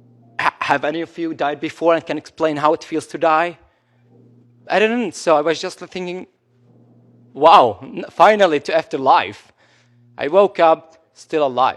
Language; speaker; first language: English; non-native, local second language; Arabic